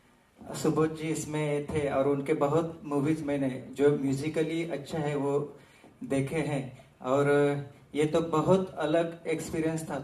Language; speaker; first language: Hindi; non-native, local second language; Marathi